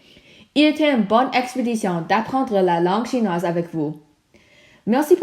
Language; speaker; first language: French; non-native, learner; Chinese